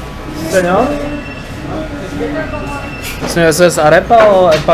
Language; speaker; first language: Spanish; non-native, learner; Polish